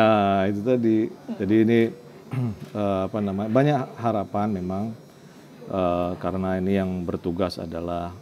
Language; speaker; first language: Indonesian; native; Indonesian